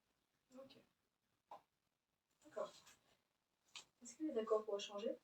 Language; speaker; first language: French; native; French